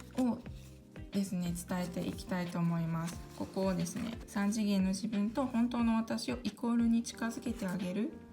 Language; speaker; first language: Japanese; early bilingual, other home language; Korean